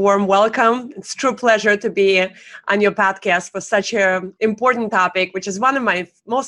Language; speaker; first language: English; non-native, fluent; Russian